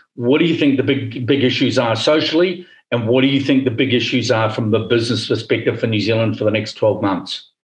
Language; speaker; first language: English; native; English